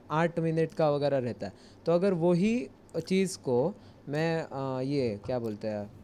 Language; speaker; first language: Hindi; non-native, local second language; Marathi